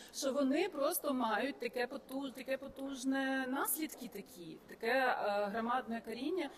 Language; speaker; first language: Ukrainian; non-native, local second language; Russian